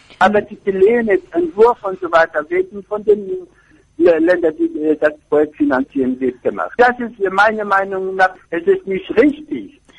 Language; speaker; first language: German; non-native, fluent; Persian